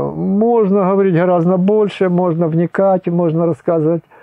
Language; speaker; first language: Ukrainian; non-native, local second language; Russian